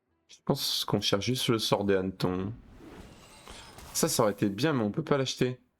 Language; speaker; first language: French; native; French